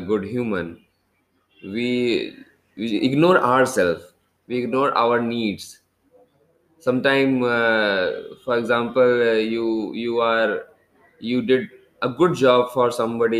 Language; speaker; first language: English; non-native, local second language; Hindi